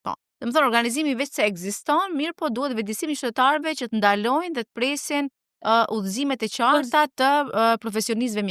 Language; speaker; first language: Albanian; native; Albanian